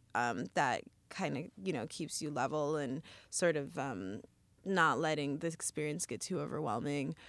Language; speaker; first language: English; native; English